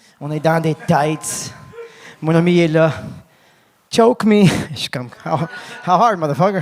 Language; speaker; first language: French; non-native, local second language; English